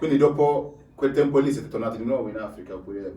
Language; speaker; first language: Italian; native; Italian